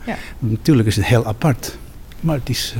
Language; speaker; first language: Dutch; non-native, fluent; Spanish